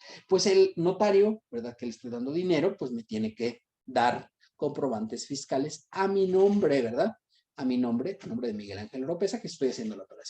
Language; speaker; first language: Spanish; native; Spanish